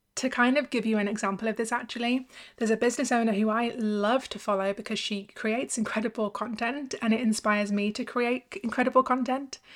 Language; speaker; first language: English; native; English